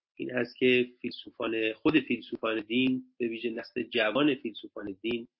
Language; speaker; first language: Persian; native; Persian